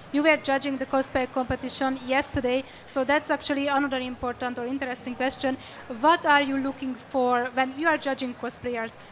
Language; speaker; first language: English; non-native, fluent; Hungarian